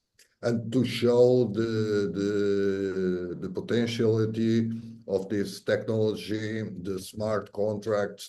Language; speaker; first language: English; non-native, fluent; Portuguese